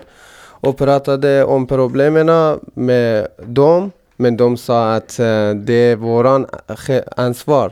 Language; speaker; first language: Swedish; non-native, fluent; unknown